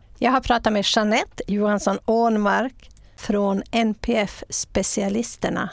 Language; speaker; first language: Swedish; native; Swedish